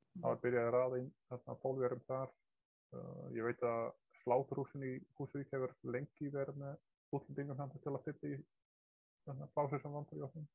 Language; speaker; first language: Icelandic; non-native, fluent; Dutch